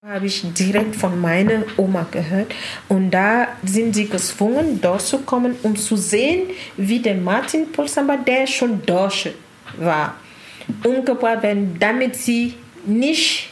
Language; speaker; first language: German; non-native, learner; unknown